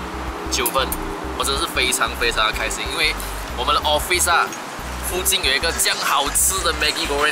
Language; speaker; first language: Chinese; native; Chinese